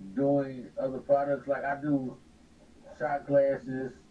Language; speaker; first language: English; native; English